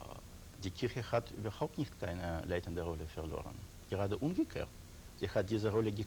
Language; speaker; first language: German; non-native, learner; Russian